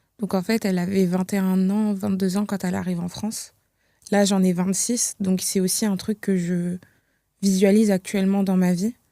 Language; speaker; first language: French; early bilingual, other home language; Kinyarwanda